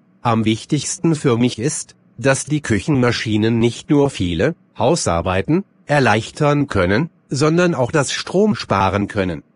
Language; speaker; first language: German; non-native, fluent; Arabic